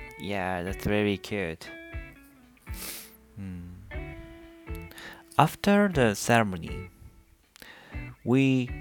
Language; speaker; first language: English; non-native, learner; Japanese